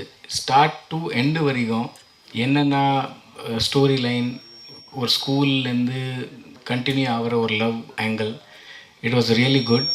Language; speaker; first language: Tamil; non-native, fluent; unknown